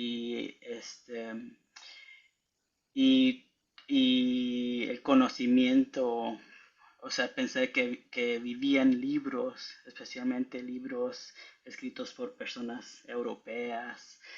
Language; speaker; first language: Spanish; early bilingual, heritage; Spanish